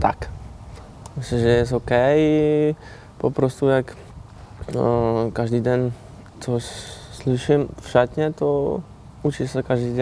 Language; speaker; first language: Polish; non-native, learner; Czech